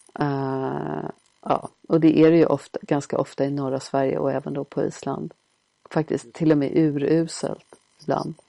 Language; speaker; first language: Swedish; native; Swedish